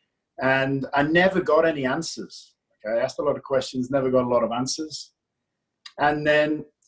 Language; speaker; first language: English; native; English